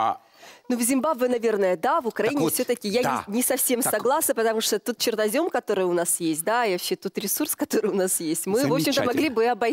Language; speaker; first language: Russian; native; Russian